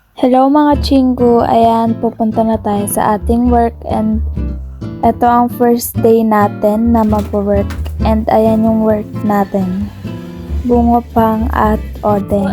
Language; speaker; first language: Filipino; native; Filipino